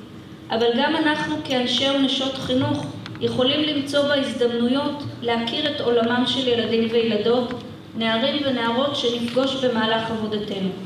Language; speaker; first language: Hebrew; native; Hebrew